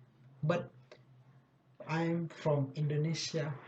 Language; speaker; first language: English; non-native, learner; Indonesian